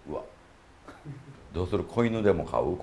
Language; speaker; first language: Japanese; native; Japanese